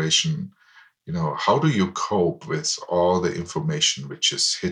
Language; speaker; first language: English; non-native, fluent; German